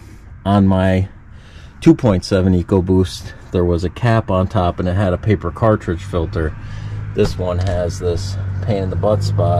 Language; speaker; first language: English; native; English